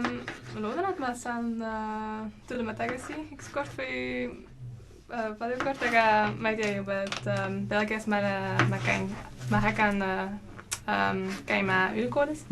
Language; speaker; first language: Estonian; non-native, learner; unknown